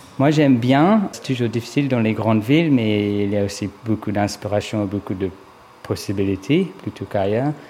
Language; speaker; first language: French; non-native, fluent; English